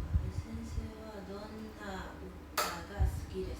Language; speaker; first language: Japanese; non-native, learner; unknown